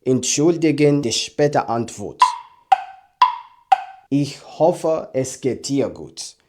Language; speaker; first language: German; non-native, learner; English